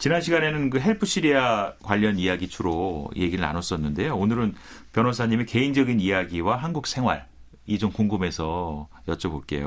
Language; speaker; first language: Korean; native; Korean